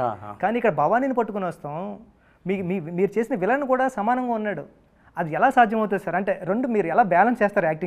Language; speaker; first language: Telugu; native; Telugu